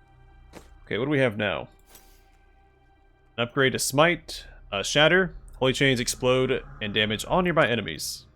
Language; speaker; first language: English; native; English